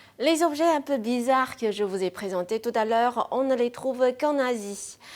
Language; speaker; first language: French; non-native, fluent; Chinese